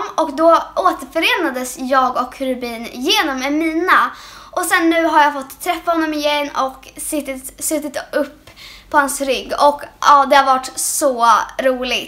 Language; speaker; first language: Swedish; native; Swedish